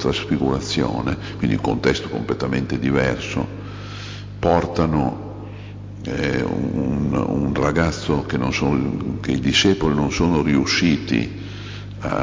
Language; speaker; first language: Italian; native; Italian